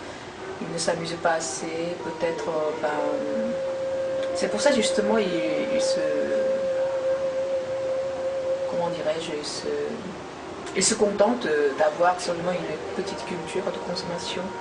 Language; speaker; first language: French; non-native, fluent; Korean